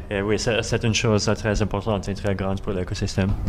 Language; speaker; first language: French; non-native, learner; Russian